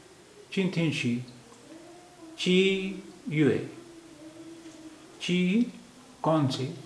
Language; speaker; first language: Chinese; non-native, fluent; Urdu